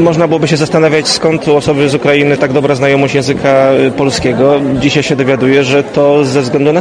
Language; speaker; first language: Polish; native; Polish